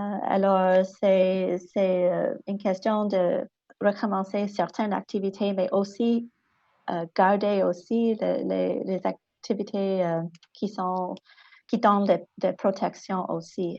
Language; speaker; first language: French; non-native, local second language; English